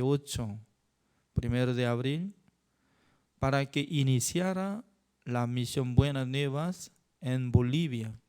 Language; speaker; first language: Spanish; non-native, learner; Korean